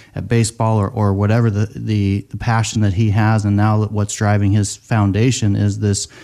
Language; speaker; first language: English; native; English